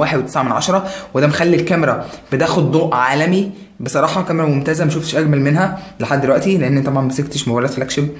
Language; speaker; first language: Arabic; native; Arabic